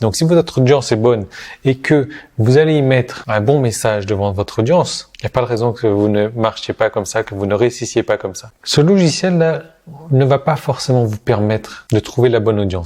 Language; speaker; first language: French; native; French